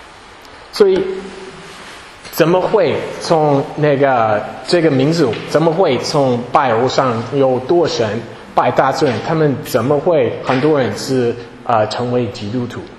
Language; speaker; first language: Chinese; non-native, fluent; English